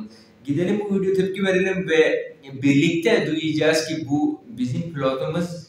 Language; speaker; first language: Turkish; non-native, fluent; Urdu